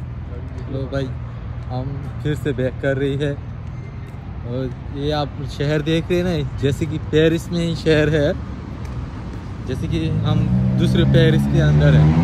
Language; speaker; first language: Hindi; non-native, learner; Bangla